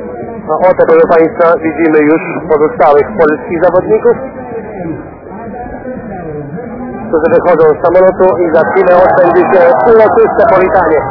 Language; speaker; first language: Polish; native; Polish